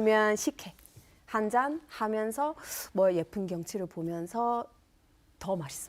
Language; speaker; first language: Korean; non-native, fluent; English